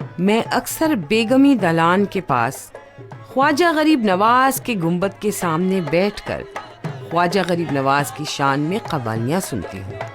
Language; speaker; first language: Urdu; native; Urdu